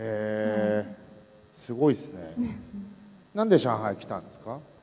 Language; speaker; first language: Japanese; native; Japanese